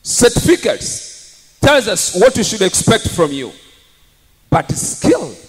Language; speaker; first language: English; non-native, local second language; Swahili